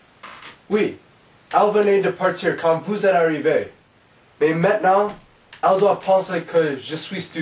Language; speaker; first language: French; non-native, learner; English